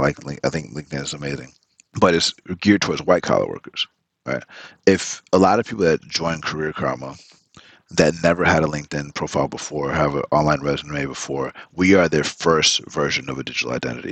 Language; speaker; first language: English; early bilingual, other home language; Spanish